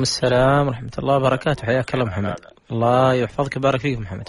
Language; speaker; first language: Arabic; native; Arabic